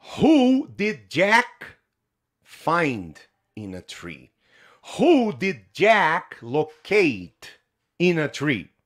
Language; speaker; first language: English; non-native, fluent; Portuguese